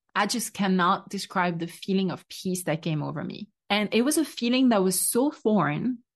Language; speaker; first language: English; non-native, fluent; French